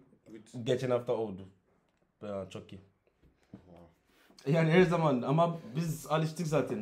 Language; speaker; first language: Turkish; non-native, learner; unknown